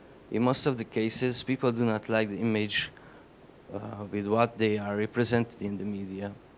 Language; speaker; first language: English; non-native, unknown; Hungarian